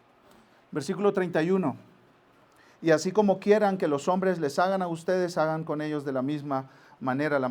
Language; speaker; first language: Spanish; native; Spanish